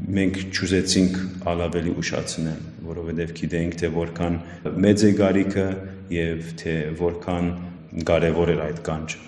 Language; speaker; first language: Armenian; early bilingual, heritage; Armenian